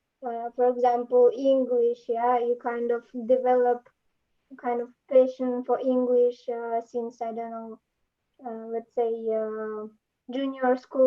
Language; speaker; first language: English; non-native, learner; Russian